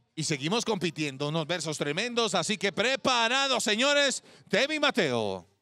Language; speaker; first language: Spanish; native; Spanish